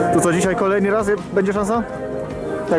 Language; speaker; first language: Polish; native; Polish